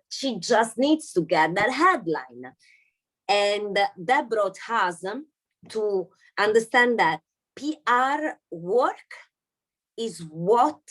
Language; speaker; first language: English; non-native, fluent; Italian